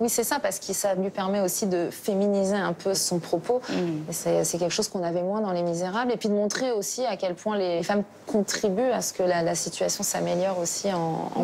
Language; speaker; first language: French; native; French